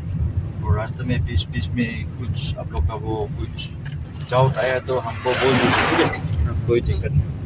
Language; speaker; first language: Hindi; non-native, fluent; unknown